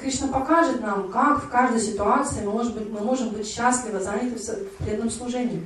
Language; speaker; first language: Russian; native; Russian